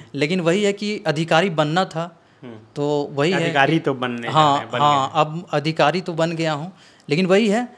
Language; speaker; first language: Hindi; native; Hindi